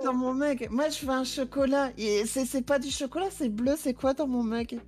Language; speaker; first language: French; native; French